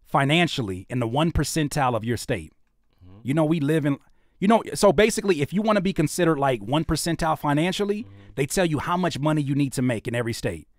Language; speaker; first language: English; native; English